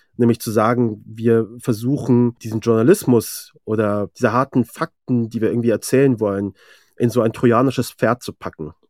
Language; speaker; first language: German; early bilingual, other home language; Persian